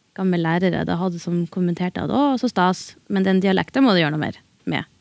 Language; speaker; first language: Norwegian; native; Norwegian